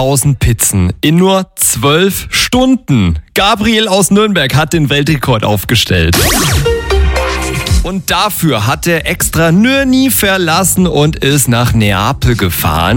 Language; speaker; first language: German; native; German